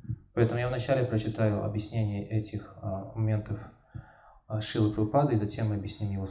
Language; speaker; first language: Russian; native; Russian